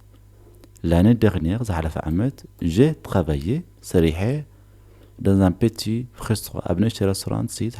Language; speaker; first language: French; non-native, fluent; Tigrinya